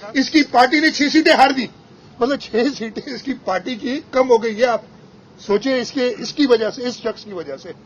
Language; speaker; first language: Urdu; non-native, local second language; Sindhi